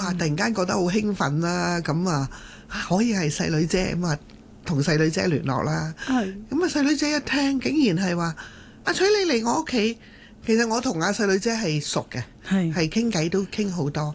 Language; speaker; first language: Cantonese; native; Cantonese